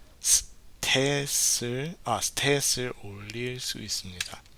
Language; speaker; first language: Korean; non-native, learner; English